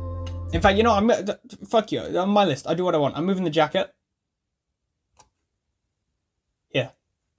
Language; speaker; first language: English; native; English